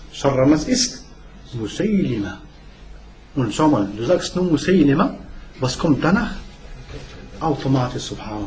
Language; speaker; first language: German; non-native, learner; Arabic